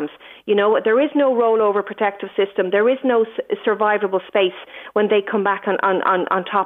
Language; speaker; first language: English; native; English